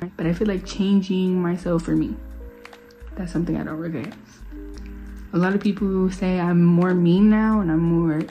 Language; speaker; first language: English; native; English